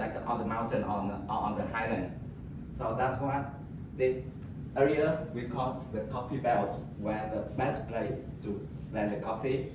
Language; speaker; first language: English; non-native, learner; Vietnamese